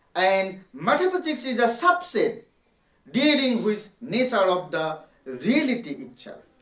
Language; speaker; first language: English; non-native, local second language; Assamese